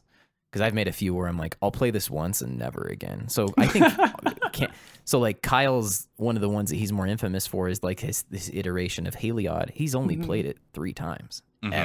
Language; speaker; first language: English; native; English